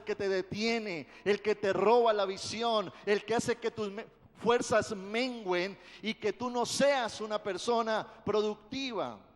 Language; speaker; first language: Spanish; native; Spanish